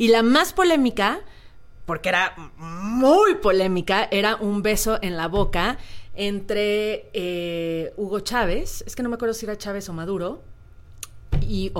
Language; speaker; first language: Spanish; native; Spanish